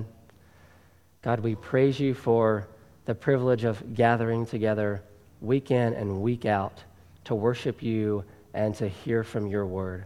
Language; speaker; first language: English; native; English